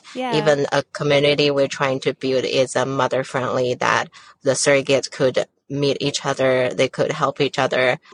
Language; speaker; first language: English; non-native, fluent; Chinese